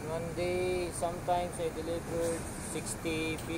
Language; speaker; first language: English; non-native, local second language; Cebuano